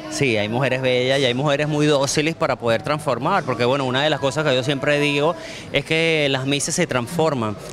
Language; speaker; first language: Spanish; native; Spanish